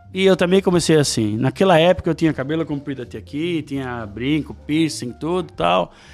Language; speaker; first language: Portuguese; non-native, fluent; Italian